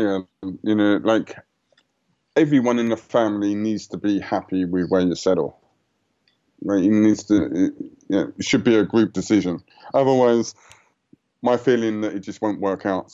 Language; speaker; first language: English; native; English